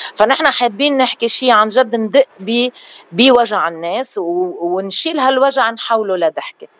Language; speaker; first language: Arabic; non-native, local second language; Armenian